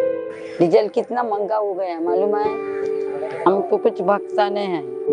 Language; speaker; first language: Hindi; non-native, local second language; Marathi